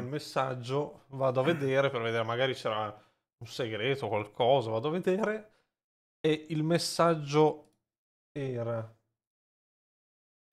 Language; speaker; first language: Italian; native; Italian